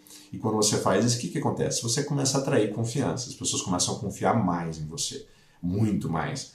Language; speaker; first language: Portuguese; native; Portuguese